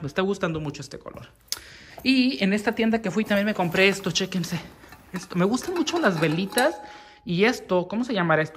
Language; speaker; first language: Spanish; native; Spanish